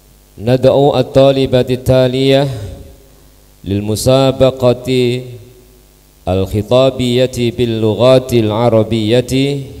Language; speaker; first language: Arabic; non-native, learner; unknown